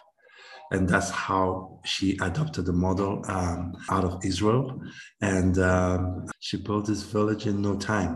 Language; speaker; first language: English; non-native, local second language; Kinyarwanda